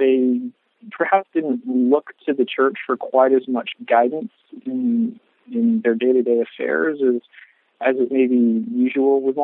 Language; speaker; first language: English; native; English